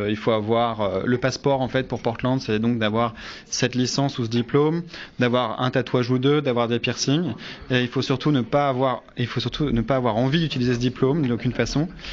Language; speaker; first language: French; native; French